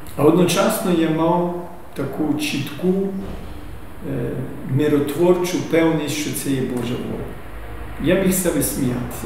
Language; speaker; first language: Ukrainian; early bilingual, heritage; Ukrainian